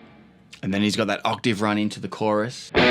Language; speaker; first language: English; native; English